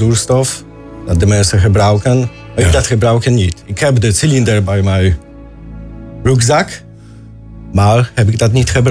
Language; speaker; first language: Dutch; non-native, learner; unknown